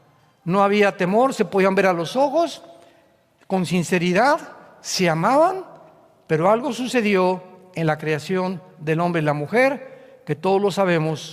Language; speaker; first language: Spanish; native; Spanish